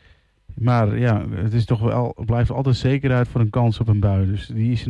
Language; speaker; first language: Dutch; native; Dutch